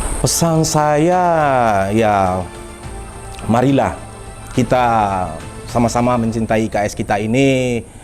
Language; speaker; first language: Indonesian; non-native, local second language; Tetum